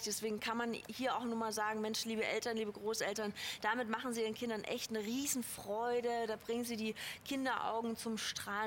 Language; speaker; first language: German; native; German